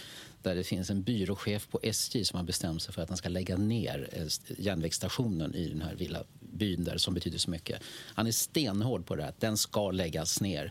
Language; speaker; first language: Swedish; native; Swedish